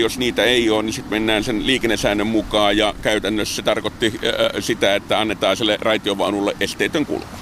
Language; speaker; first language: Finnish; native; Finnish